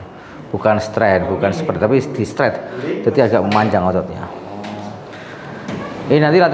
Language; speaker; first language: Indonesian; native; Indonesian